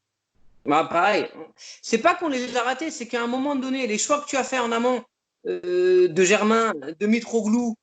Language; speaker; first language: French; native; French